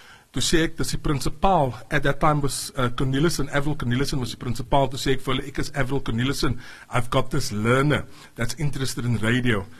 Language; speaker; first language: English; non-native, local second language; Afrikaans